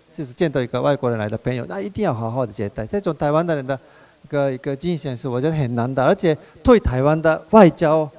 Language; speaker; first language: Chinese; non-native, fluent; Japanese